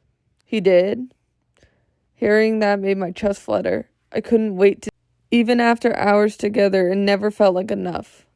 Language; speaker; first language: English; native; English